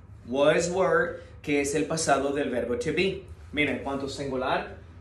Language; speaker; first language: Spanish; native; Spanish